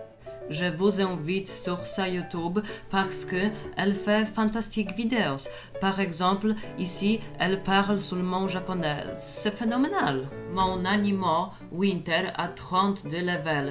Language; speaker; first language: French; non-native, learner; Polish